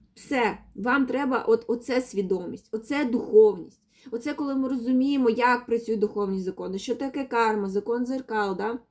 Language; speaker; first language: Ukrainian; non-native, local second language; Russian